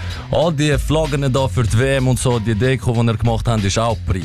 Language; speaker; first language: German; native; German